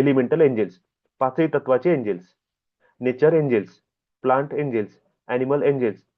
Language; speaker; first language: Hindi; non-native, local second language; Marathi